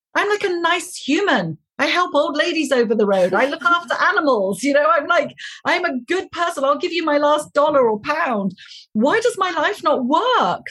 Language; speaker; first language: English; native; English